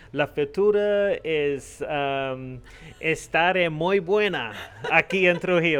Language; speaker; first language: Spanish; non-native, learner; English